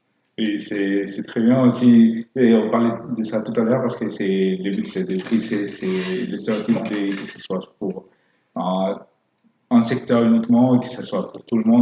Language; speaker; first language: French; non-native, fluent; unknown